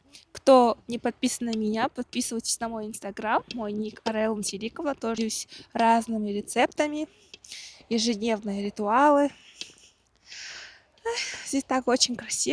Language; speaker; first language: Russian; non-native, local second language; Kazakh